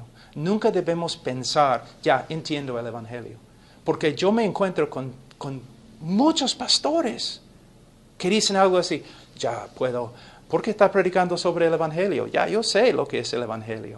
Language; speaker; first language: Spanish; non-native, fluent; English